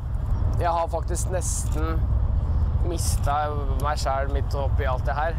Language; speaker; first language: Norwegian; early bilingual, other home language; Russian